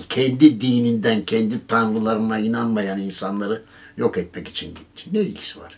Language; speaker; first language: Turkish; native; Turkish